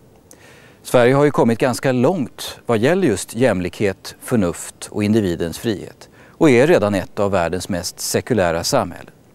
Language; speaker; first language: Swedish; native; Swedish